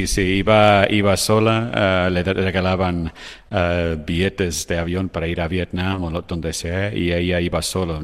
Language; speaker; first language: Spanish; non-native, fluent; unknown